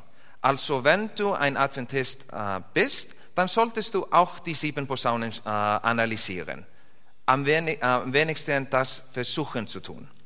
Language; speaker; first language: German; non-native, fluent; Icelandic